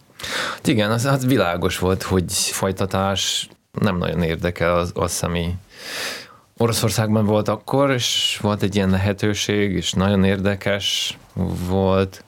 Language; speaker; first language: Hungarian; non-native, fluent; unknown